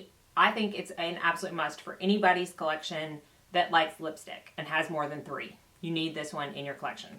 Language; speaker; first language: English; native; English